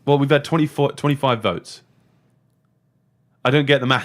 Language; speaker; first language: English; native; English